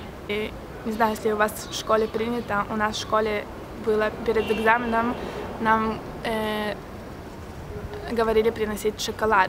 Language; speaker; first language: Russian; early bilingual, heritage; Russian